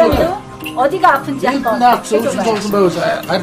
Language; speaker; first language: Korean; native; Korean